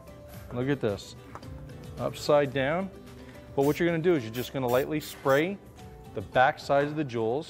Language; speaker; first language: English; native; English